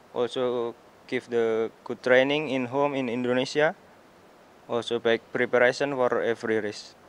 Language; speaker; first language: English; non-native, learner; Indonesian